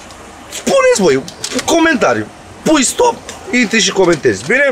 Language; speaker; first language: Romanian; native; Romanian